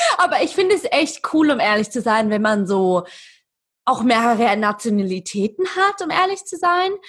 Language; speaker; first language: German; native; German